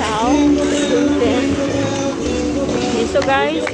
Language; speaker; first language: Italian; non-native, learner; Filipino